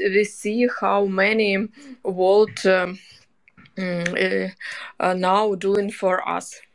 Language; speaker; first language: English; non-native, learner; Ukrainian